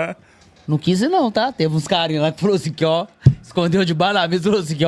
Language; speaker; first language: Portuguese; native; Portuguese